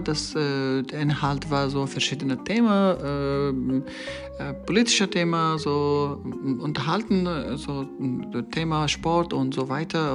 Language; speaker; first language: German; non-native, learner; Persian